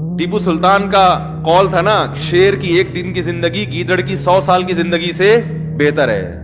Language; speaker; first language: Urdu; native; Urdu